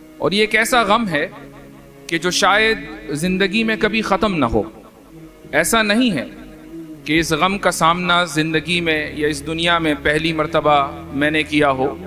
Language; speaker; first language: Urdu; native; Urdu